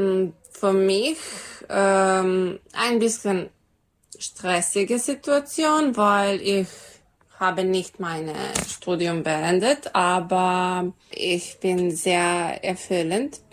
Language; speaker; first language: German; non-native, learner; Serbian